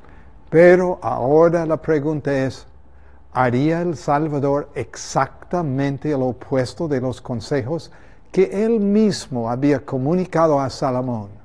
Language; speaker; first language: Spanish; native; Spanish